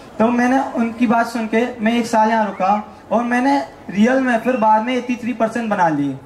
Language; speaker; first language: Hindi; native; Hindi